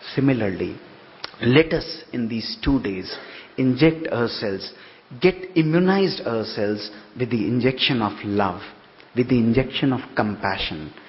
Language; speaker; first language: English; non-native, local second language; Hindi